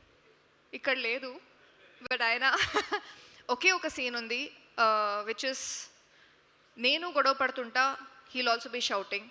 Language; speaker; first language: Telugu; non-native, local second language; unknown